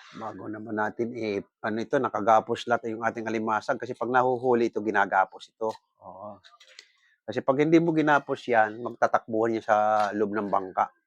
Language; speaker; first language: Filipino; non-native, local second language; Bikol